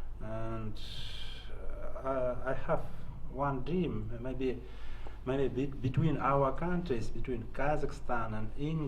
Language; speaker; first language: English; non-native, learner; Russian